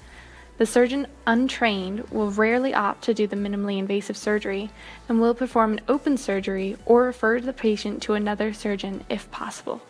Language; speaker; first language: English; native; English